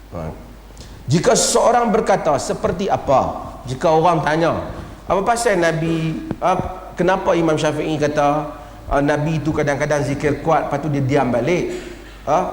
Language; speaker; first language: Malay; native; Malay